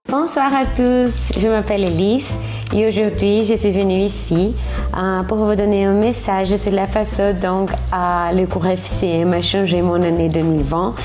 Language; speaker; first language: French; non-native, fluent; Portuguese